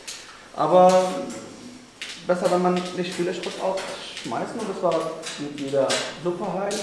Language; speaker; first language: German; non-native, learner; Arabic